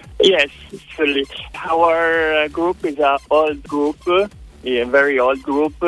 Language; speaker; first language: English; non-native, learner; Italian